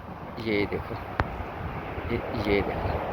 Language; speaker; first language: Hindi; native; Hindi